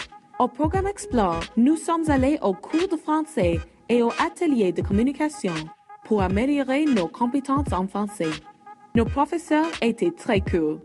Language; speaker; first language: French; non-native, learner; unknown